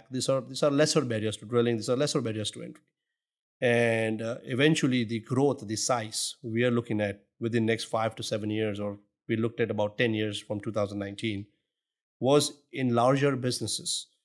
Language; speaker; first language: English; non-native, local second language; Gujarati